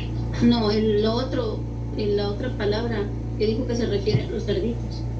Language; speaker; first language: Spanish; native; Spanish